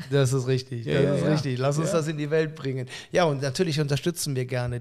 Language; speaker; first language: German; native; German